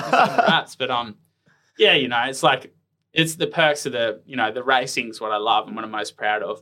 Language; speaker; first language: English; native; English